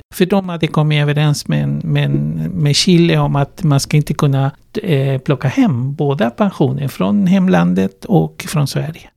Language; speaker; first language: Swedish; non-native, fluent; Spanish